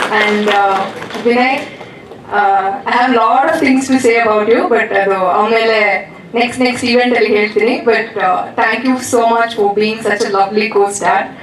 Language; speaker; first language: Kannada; non-native, learner; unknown